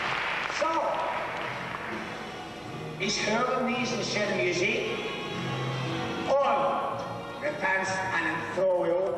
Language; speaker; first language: German; non-native, learner; English